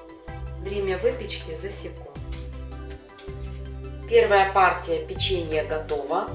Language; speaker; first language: Russian; native; Russian